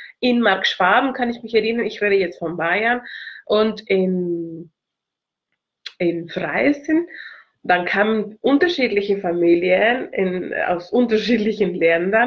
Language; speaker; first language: German; non-native, fluent; Spanish